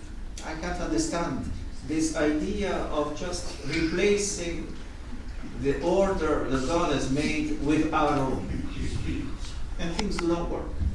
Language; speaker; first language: English; non-native, fluent; Italian